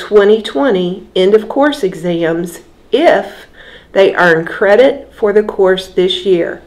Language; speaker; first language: English; native; English